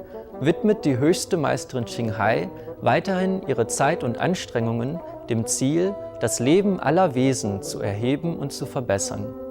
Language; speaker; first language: German; native; German